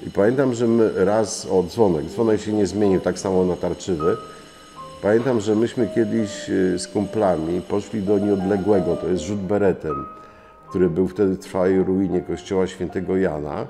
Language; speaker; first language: Polish; native; Polish